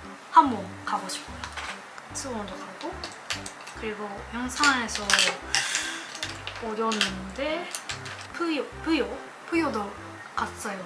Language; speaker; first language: Korean; non-native, learner; Japanese